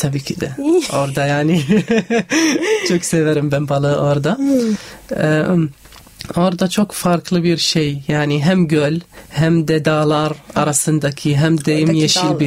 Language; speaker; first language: Turkish; non-native, learner; Arabic